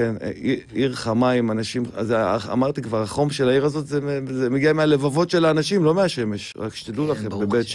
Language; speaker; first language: Hebrew; native; Hebrew